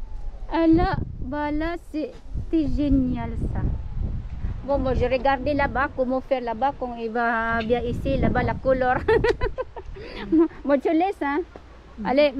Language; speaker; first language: French; non-native, fluent; Filipino